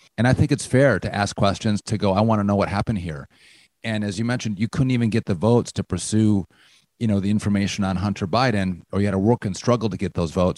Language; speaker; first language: English; native; English